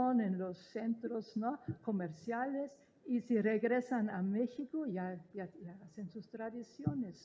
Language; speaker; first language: Spanish; non-native, fluent; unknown